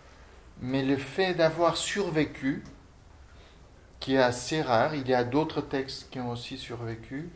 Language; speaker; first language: French; non-native, fluent; Portuguese